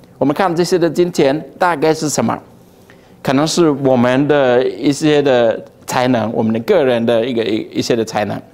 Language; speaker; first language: Chinese; early bilingual, heritage; Chinese